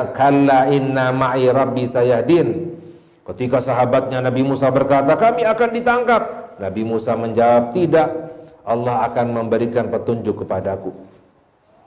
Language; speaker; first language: Indonesian; native; Indonesian